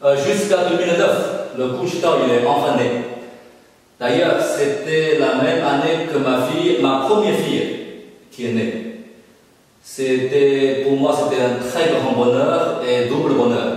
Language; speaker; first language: French; non-native, fluent; Chinese